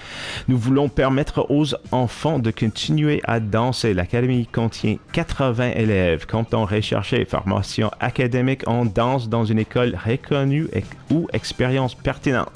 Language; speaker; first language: French; non-native, fluent; English